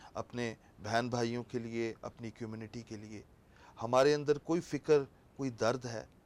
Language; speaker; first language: Urdu; non-native, local second language; Punjabi